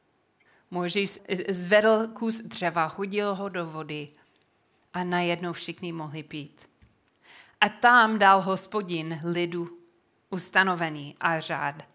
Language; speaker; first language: Czech; non-native, fluent; English